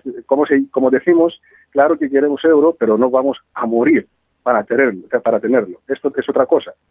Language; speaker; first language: Spanish; non-native, fluent; Greek